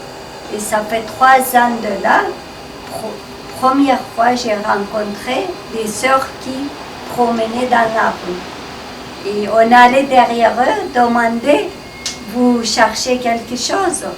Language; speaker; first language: French; non-native, fluent; Armenian